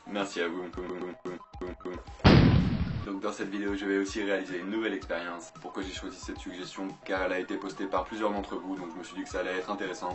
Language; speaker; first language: French; native; French